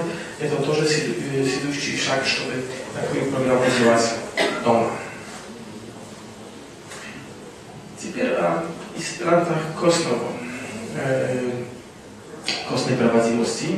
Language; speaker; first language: Russian; non-native, fluent; Polish